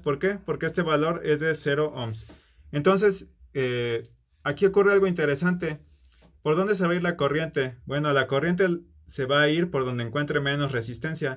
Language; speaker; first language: Spanish; native; Spanish